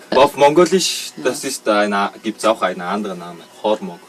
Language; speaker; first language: German; non-native, learner; Mongolian